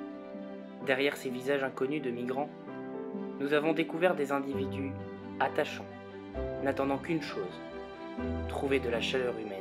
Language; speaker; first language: French; native; French